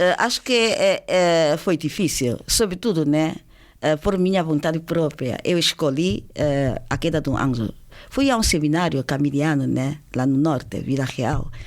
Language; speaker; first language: Portuguese; non-native, fluent; Chinese